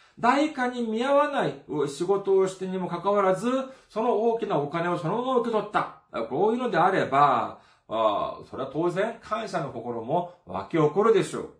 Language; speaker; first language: Japanese; non-native, fluent; Korean